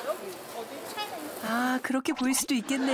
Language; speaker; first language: Korean; native; Korean